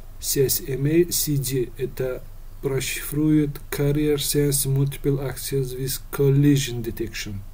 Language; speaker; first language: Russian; non-native, local second language; Uzbek